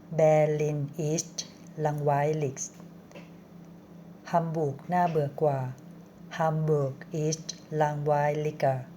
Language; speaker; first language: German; non-native, learner; Thai